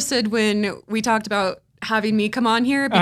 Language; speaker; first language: English; native; English